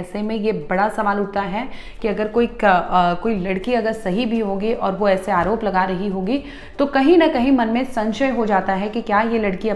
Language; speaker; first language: Hindi; native; Hindi